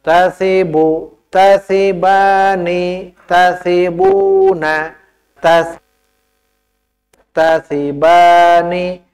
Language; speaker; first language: Arabic; non-native, fluent; Indonesian